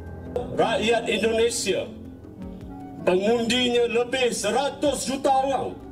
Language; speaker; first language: Malay; native; Malay